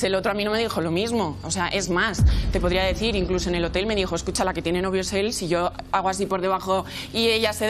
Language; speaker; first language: Spanish; native; Spanish